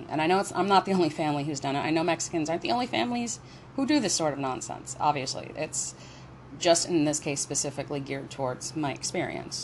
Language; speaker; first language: English; native; English